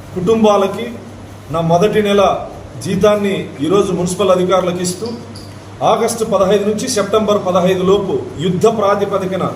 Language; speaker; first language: Telugu; native; Telugu